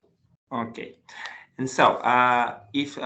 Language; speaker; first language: English; non-native, learner; Spanish